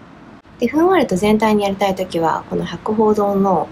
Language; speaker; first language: Japanese; native; Japanese